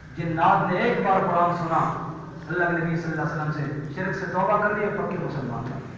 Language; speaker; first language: Urdu; non-native, local second language; Punjabi